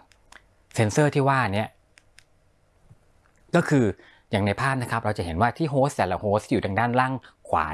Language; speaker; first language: Thai; native; Thai